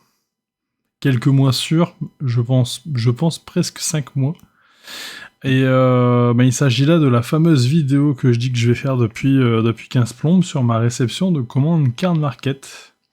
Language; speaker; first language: French; native; French